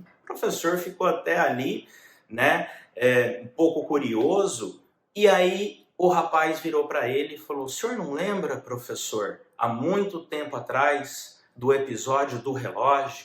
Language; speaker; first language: Portuguese; native; Portuguese